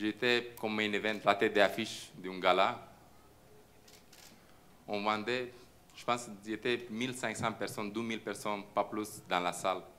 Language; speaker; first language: French; non-native, fluent; Romanian